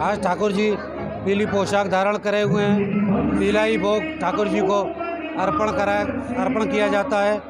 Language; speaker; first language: Hindi; native; Hindi